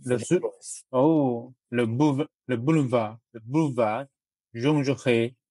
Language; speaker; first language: French; non-native, learner; Chinese